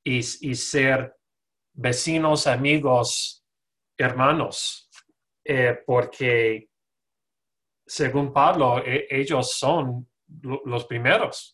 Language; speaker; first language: Spanish; non-native, learner; English